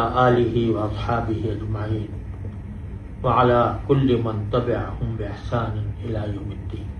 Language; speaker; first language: Arabic; non-native, fluent; Urdu